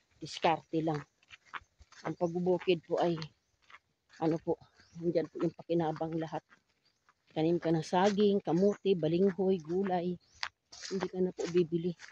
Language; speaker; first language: Filipino; non-native, local second language; Cebuano